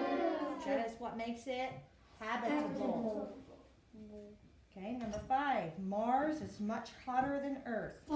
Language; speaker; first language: English; native; English